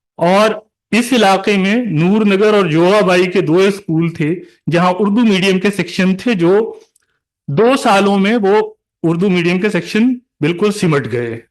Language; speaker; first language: Urdu; native; Urdu